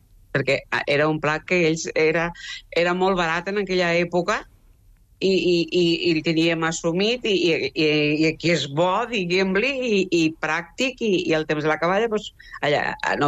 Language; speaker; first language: Catalan; native; Catalan